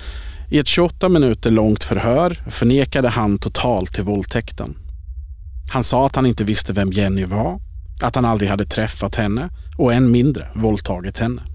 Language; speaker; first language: Swedish; native; Swedish